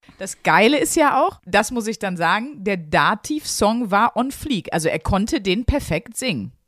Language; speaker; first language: German; native; German